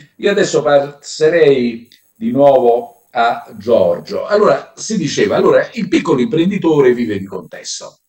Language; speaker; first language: Italian; native; Italian